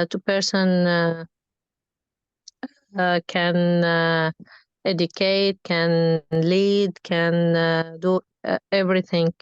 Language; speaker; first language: English; non-native, learner; Arabic